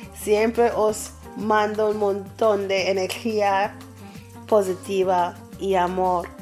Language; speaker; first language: Spanish; non-native, fluent; English